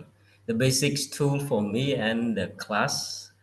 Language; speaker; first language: English; non-native, learner; Khmer